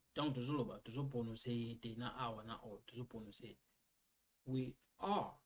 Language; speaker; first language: French; non-native, local second language; Lingala